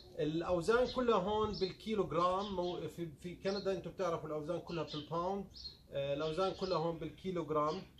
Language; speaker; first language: Arabic; native; Arabic